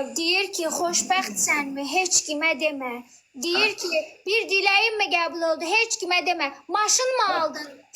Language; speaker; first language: Turkish; early bilingual, heritage; Turkish